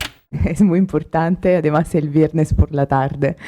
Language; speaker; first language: Spanish; non-native, fluent; Italian